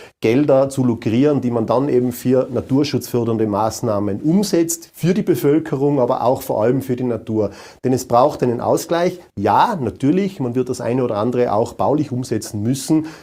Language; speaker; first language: German; native; German